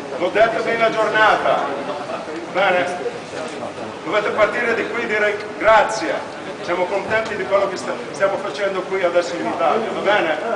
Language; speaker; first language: Italian; non-native, fluent; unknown